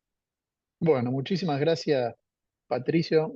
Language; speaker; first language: Spanish; native; Spanish